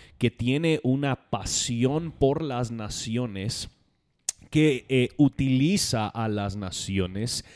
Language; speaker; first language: Spanish; non-native, fluent; English